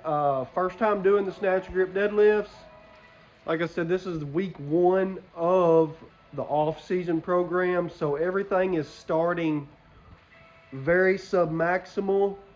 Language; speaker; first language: English; native; English